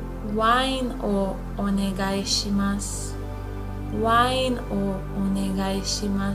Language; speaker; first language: Japanese; non-native, fluent; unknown